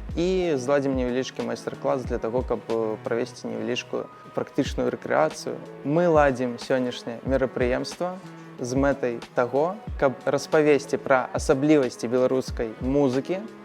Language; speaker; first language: Belarusian; non-native, local second language; Russian